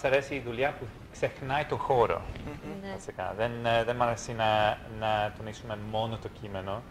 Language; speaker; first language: Greek; non-native, fluent; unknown